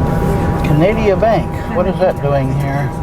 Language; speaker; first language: English; native; English